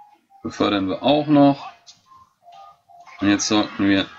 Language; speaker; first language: German; native; German